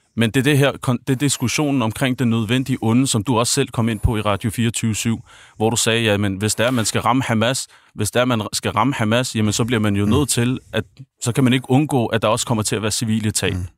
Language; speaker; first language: Danish; early bilingual, other home language; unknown